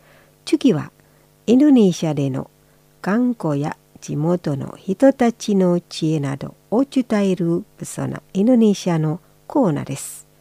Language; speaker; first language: Japanese; non-native, fluent; Indonesian